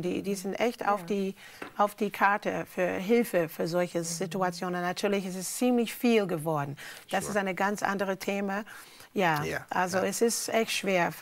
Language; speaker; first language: German; non-native, fluent; English